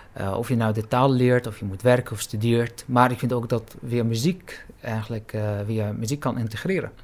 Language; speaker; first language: Dutch; non-native, fluent; Arabic